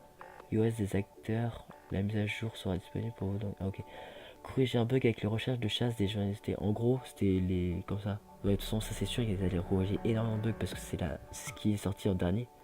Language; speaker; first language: French; native; French